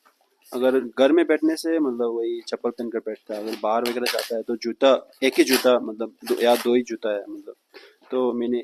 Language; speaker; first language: Hindi; non-native, local second language; Tibetan